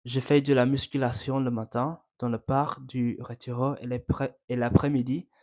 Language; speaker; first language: French; non-native, fluent; English